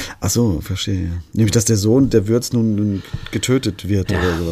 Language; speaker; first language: German; native; German